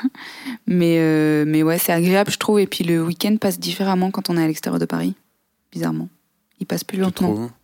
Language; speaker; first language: French; native; French